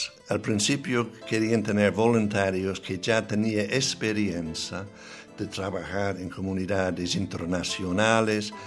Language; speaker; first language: Spanish; non-native, fluent; English